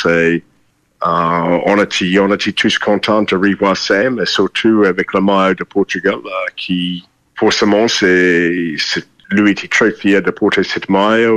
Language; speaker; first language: French; non-native, fluent; English